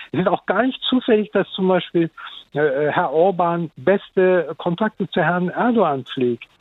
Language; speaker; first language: German; early bilingual, other home language; Turkish